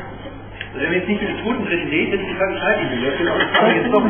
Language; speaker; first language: German; native; German